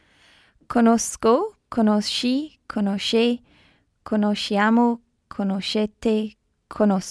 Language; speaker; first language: Italian; non-native, learner; English